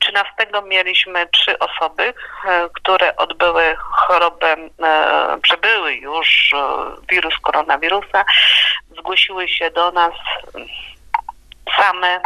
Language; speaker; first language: Polish; native; Polish